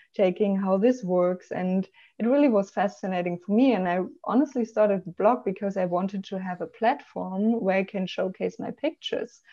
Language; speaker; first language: English; non-native, fluent; German